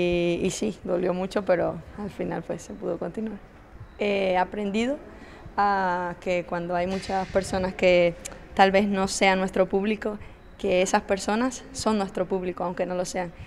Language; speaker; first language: Spanish; native; Spanish